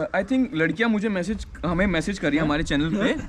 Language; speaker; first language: Hindi; native; Hindi